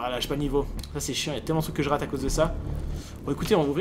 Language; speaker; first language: French; native; French